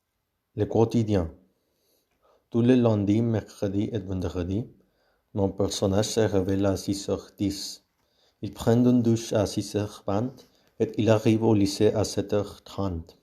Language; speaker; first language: French; non-native, learner; Spanish